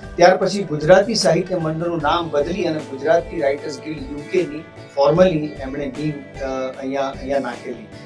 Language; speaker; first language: Gujarati; early bilingual, heritage; Gujarati